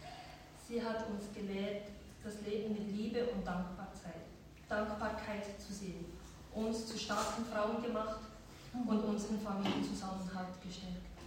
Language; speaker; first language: German; early bilingual, other home language; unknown